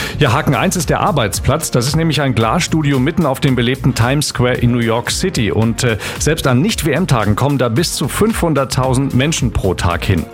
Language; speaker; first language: German; native; German